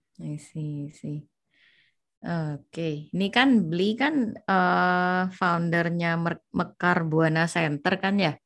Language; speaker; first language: Indonesian; native; Indonesian